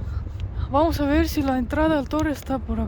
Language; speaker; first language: Spanish; non-native, fluent; Polish